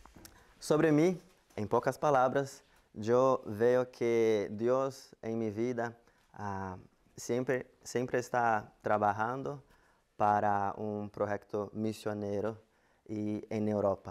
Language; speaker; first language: Spanish; non-native, fluent; Portuguese